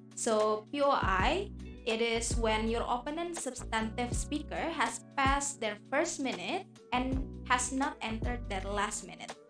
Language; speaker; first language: English; non-native, fluent; Indonesian